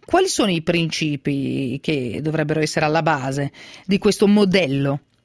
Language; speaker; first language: Italian; native; Italian